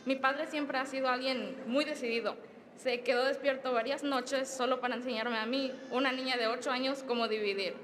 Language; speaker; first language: Spanish; early bilingual, other home language; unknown